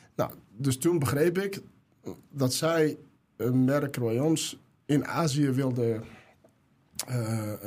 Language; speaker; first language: Dutch; early bilingual, other home language; Arabic